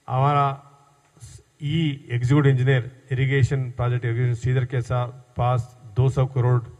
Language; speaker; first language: Hindi; non-native, local second language; Telugu